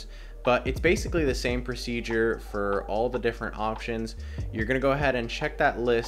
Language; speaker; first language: English; native; English